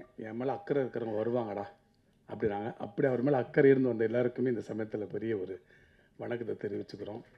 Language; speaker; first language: Tamil; native; Tamil